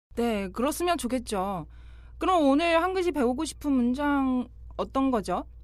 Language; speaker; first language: Korean; non-native, fluent; Chinese